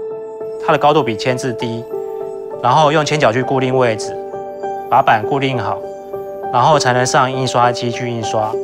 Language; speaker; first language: Chinese; native; Chinese